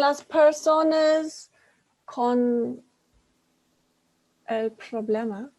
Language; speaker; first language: Spanish; non-native, learner; English